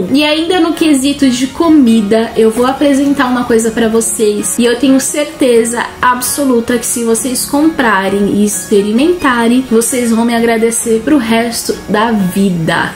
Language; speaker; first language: Portuguese; native; Portuguese